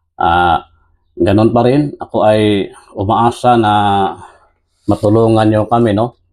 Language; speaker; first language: Filipino; non-native, local second language; Cebuano